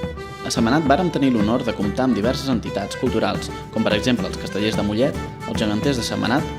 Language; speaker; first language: Catalan; native; Catalan